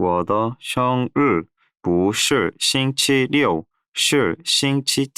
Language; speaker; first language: Chinese; non-native, learner; Korean